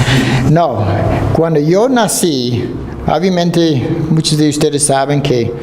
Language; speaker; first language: Spanish; non-native, fluent; Dutch